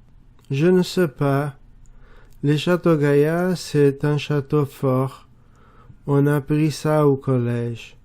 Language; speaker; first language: French; non-native, learner; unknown